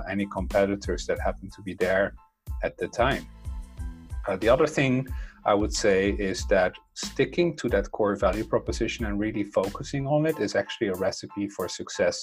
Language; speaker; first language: English; non-native, fluent; Dutch